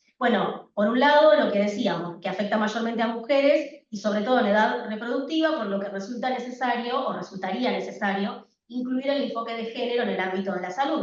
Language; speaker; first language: Spanish; native; Spanish